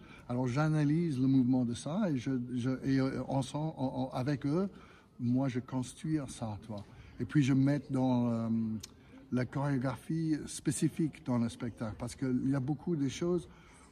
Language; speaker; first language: French; non-native, fluent; English